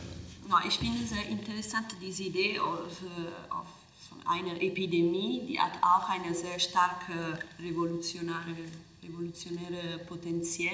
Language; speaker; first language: German; non-native, fluent; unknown